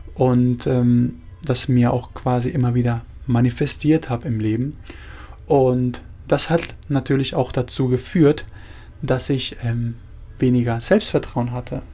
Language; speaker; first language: German; early bilingual, other home language; Spanish